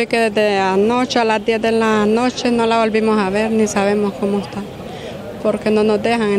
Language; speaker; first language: Spanish; native; Spanish